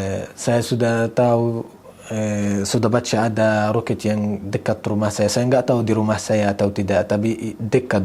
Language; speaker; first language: Indonesian; non-native, learner; Arabic